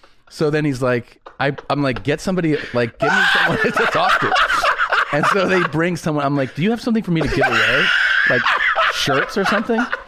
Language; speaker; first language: English; early bilingual, other home language; Spanish